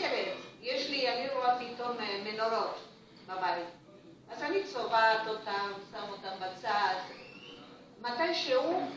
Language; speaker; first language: Hebrew; non-native, fluent; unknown